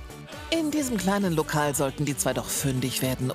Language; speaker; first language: German; native; German